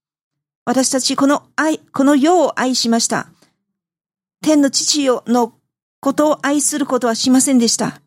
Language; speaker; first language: Japanese; non-native, fluent; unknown